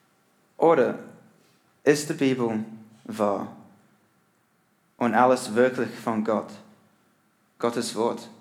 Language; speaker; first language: German; non-native, learner; English